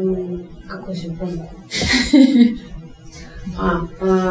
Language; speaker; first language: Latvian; non-native, learner; Russian